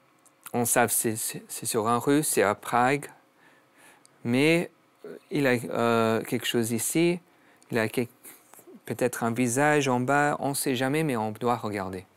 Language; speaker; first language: French; non-native, learner; English